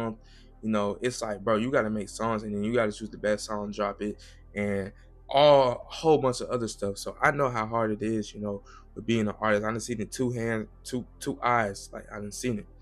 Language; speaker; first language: English; native; English